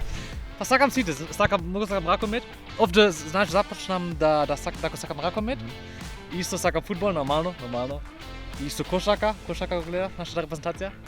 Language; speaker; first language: Macedonian; non-native, learner; German